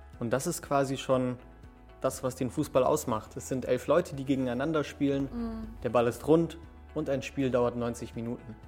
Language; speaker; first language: German; early bilingual, other home language; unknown